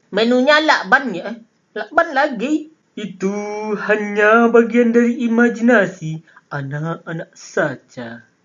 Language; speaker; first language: Indonesian; non-native, local second language; Minangkabau